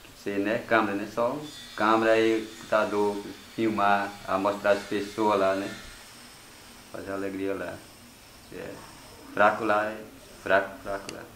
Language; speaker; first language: Portuguese; non-native, local second language; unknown